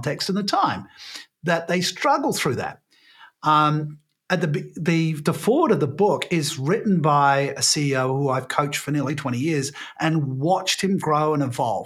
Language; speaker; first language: English; native; English